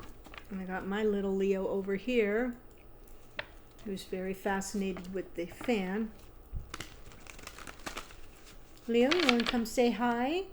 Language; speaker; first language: English; native; English